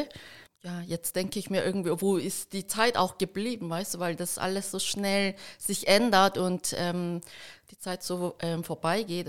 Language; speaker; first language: German; early bilingual, heritage; Korean